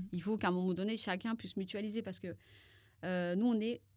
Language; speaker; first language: French; native; French